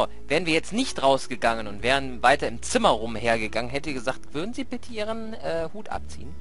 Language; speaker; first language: German; native; German